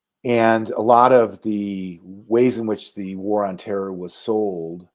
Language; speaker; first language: English; native; English